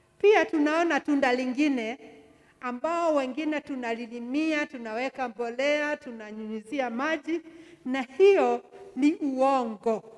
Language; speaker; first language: Swahili; non-native, local second language; Kikuyu